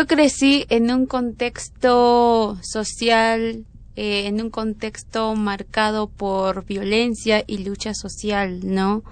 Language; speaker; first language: Spanish; native; Spanish